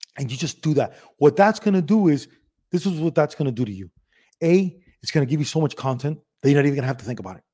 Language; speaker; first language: English; early bilingual, other home language; Spanish